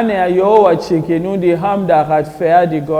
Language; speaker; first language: Danish; non-native, learner; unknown